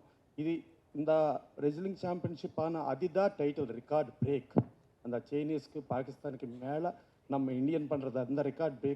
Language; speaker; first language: Tamil; non-native, learner; Telugu